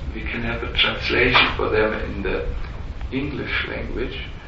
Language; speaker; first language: English; non-native, fluent; German